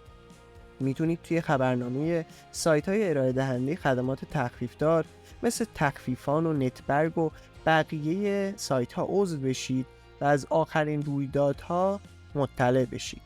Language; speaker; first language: Persian; native; Persian